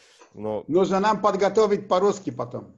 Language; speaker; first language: Russian; non-native, learner; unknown